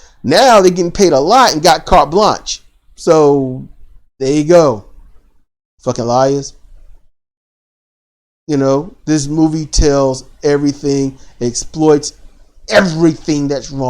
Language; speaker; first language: English; native; English